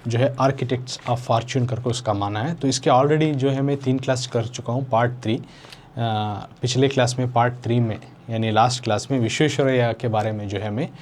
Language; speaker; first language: Hindi; non-native, local second language; Kannada